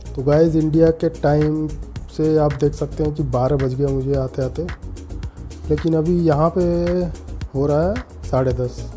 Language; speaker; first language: Hindi; native; Hindi